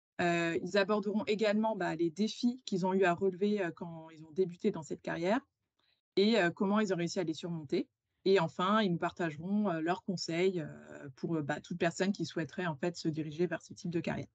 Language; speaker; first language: French; native; French